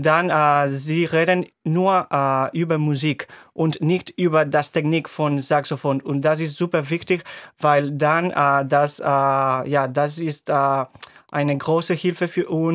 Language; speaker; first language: German; non-native, fluent; Spanish